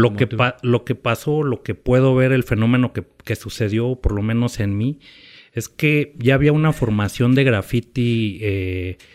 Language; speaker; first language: Spanish; native; Spanish